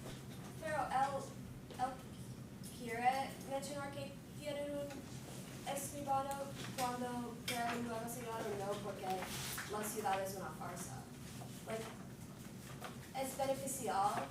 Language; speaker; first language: Spanish; non-native, learner; English